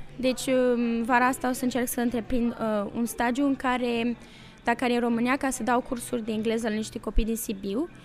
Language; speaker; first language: Romanian; early bilingual, heritage; Romanian